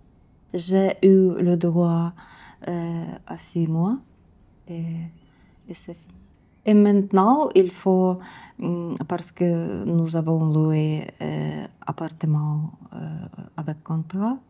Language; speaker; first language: French; non-native, learner; Ukrainian